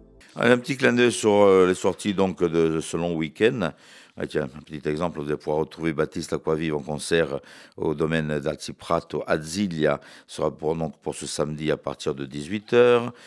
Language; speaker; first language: French; native; French